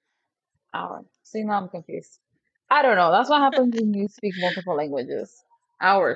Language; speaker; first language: English; non-native, fluent; Spanish